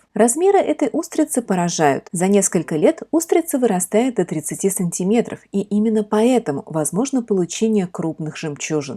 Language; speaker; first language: Russian; native; Russian